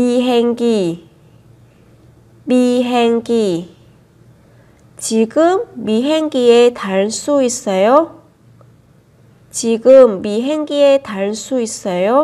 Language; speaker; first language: Korean; non-native, fluent; Vietnamese